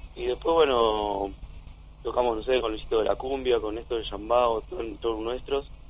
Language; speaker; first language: Spanish; native; Spanish